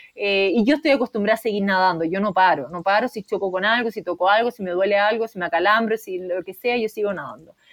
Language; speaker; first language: Spanish; native; Spanish